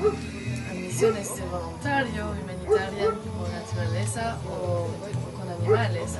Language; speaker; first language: Spanish; non-native, learner; French